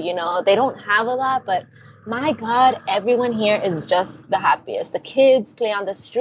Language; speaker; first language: English; early bilingual, other home language; Spanish